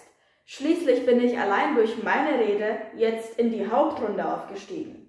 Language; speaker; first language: German; non-native, fluent; Polish